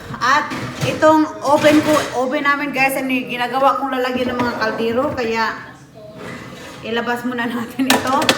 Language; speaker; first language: Filipino; non-native, local second language; Cebuano